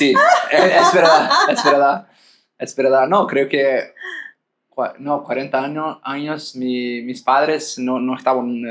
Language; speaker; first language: Spanish; non-native, fluent; Portuguese